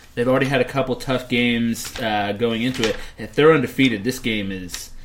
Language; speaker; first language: English; native; English